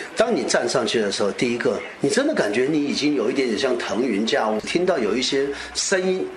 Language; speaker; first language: Chinese; native; Chinese